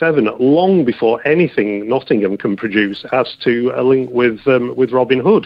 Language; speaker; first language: English; native; English